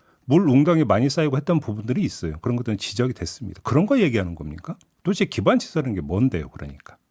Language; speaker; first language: Korean; native; Korean